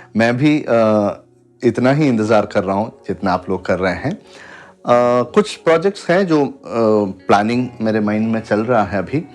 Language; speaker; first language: Hindi; non-native, local second language; Malayalam